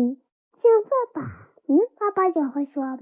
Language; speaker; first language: Chinese; early bilingual, heritage; Chinese